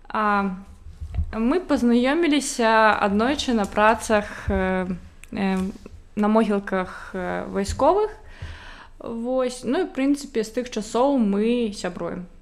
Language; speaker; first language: Belarusian; non-native, local second language; Russian